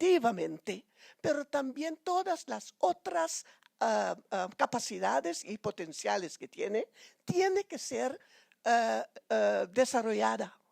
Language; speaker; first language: Spanish; non-native, fluent; Papiamento